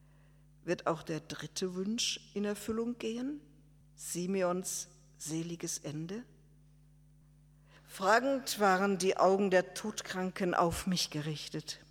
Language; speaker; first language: German; native; German